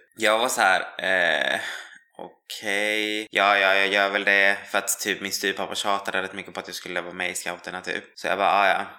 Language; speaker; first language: Swedish; native; Swedish